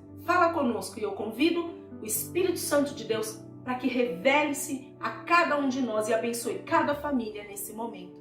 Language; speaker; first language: Portuguese; native; Portuguese